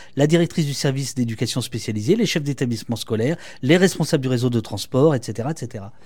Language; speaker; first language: French; native; French